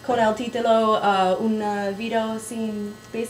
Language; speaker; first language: Spanish; non-native, learner; English